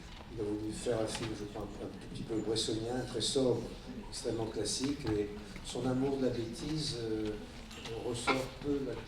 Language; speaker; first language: French; native; French